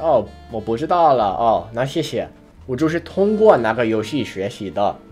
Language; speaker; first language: Chinese; non-native, fluent; English